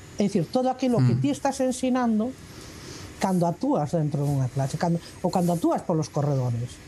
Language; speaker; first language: Galician; non-native, local second language; Spanish